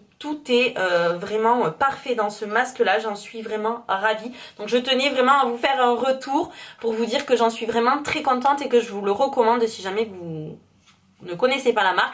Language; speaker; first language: French; native; French